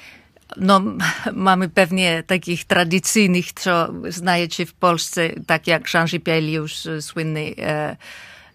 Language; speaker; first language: Polish; non-native, fluent; Finnish